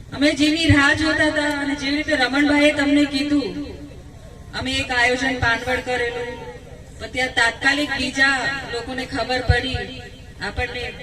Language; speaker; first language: Gujarati; non-native, local second language; Rathawi